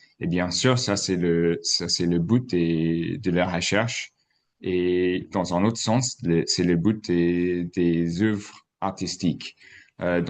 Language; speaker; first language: French; non-native, fluent; English